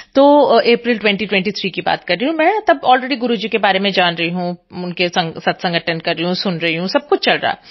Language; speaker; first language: Hindi; non-native, local second language; Bangla